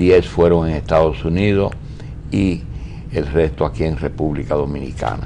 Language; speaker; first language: Spanish; native; Spanish